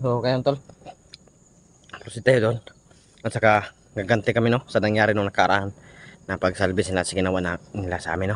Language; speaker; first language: Filipino; non-native, local second language; Cebuano